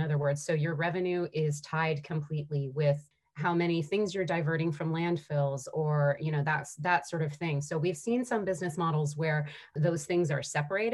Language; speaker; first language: English; native; English